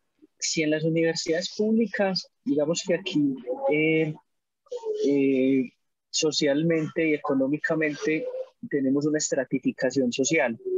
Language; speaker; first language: Spanish; native; Spanish